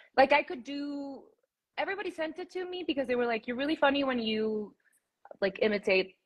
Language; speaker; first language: English; early bilingual, other home language; Spanish